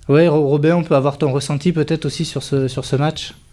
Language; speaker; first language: French; native; French